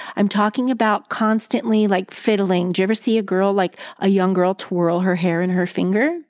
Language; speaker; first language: English; native; English